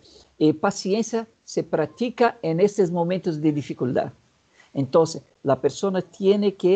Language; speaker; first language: Spanish; non-native, fluent; Portuguese